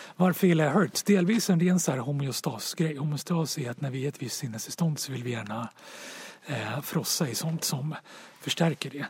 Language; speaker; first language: Swedish; native; Swedish